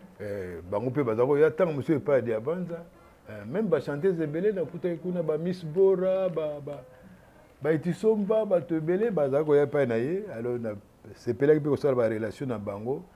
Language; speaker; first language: Lingala; native; Lingala